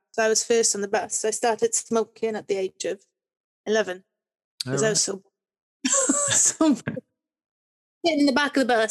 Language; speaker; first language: English; native; English